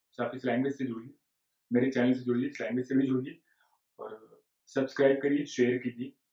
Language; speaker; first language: Hindi; native; Hindi